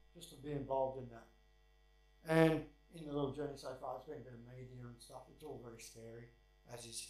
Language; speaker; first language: English; native; English